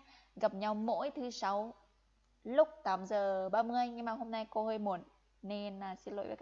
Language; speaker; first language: Vietnamese; non-native, fluent; Lao